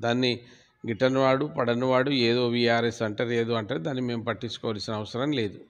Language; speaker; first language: Telugu; non-native, local second language; Lambadi